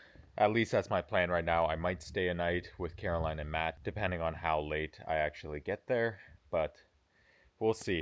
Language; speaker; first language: English; native; English